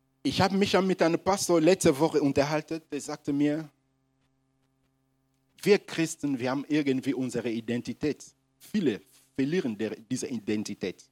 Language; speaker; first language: German; non-native, fluent; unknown